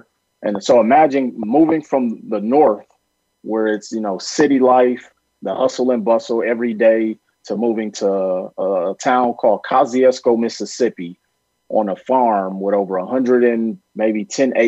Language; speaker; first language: English; native; English